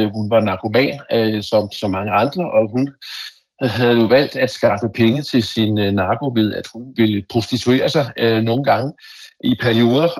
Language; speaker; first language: Danish; native; Danish